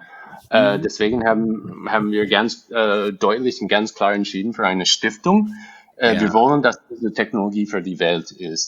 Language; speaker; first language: German; non-native, fluent; English